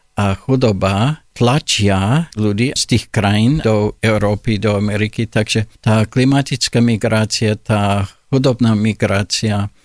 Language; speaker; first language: Slovak; non-native, fluent; English